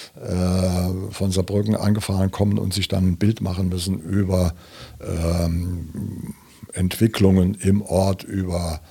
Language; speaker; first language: German; native; German